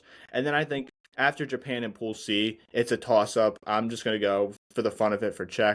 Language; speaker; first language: English; native; English